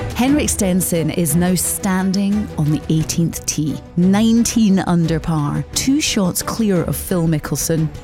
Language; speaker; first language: English; native; English